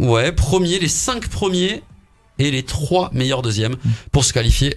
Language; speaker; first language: French; native; French